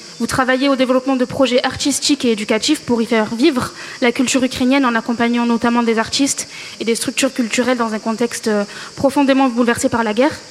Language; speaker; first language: French; native; French